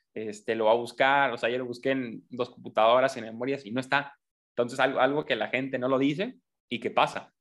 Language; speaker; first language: Spanish; native; Spanish